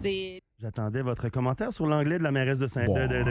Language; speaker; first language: French; native; French